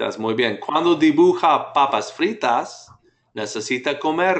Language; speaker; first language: Spanish; non-native, fluent; English